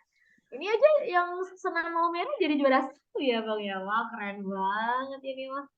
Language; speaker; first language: Indonesian; native; Indonesian